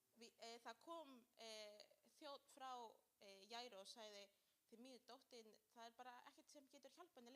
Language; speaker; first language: Icelandic; non-native, learner; Spanish